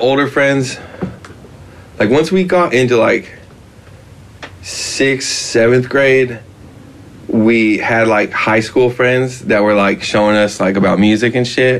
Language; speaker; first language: English; native; English